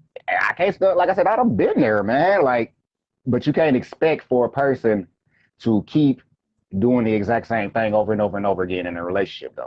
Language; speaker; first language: English; native; English